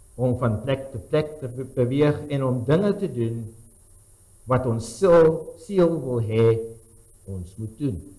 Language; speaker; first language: Afrikaans; non-native, local second language; English